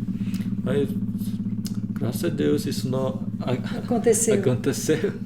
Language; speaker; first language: Portuguese; non-native, learner; Russian